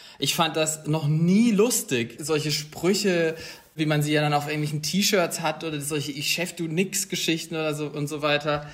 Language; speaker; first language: German; native; German